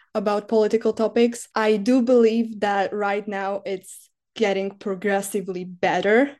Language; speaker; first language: English; non-native, fluent; Slovak